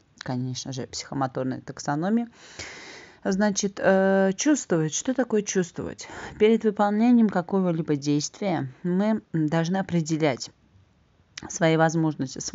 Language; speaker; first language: Russian; non-native, local second language; Azerbaijani